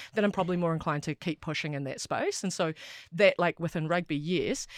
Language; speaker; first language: English; native; English